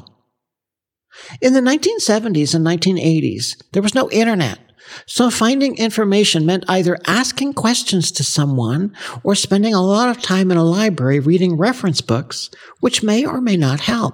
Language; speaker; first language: English; native; English